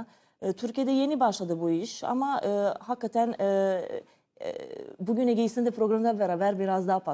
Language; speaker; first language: Turkish; non-native, learner; Serbian